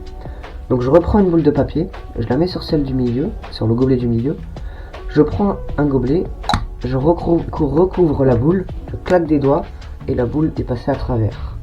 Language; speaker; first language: French; native; French